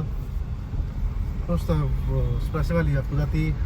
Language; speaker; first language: Russian; non-native, learner; Hindi